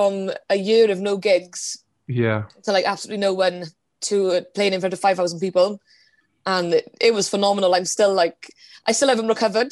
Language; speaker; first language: English; native; English